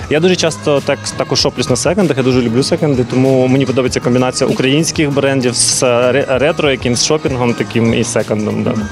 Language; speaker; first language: Ukrainian; non-native, local second language; Russian